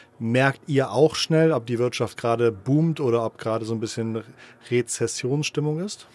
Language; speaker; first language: German; native; German